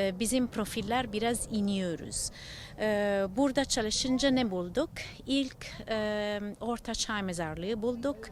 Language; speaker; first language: Turkish; non-native, learner; Italian